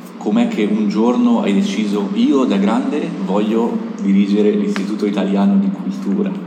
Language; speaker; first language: Italian; native; Italian